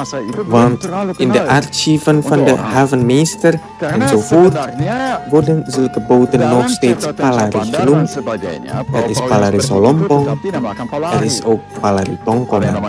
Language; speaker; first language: Dutch; non-native, fluent; Indonesian